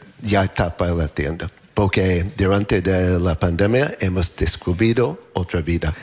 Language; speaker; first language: Spanish; non-native, fluent; English